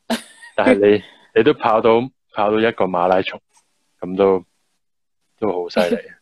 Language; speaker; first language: Chinese; early bilingual, heritage; Cantonese